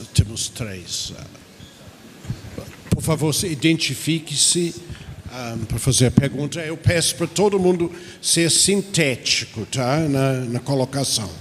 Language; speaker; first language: Portuguese; non-native, fluent; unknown